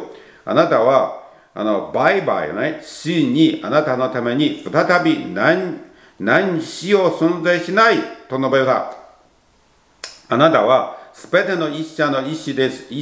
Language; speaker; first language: Japanese; non-native, learner; Chinese